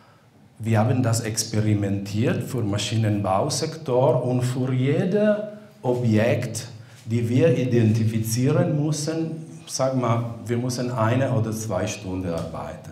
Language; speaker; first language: German; non-native, fluent; Italian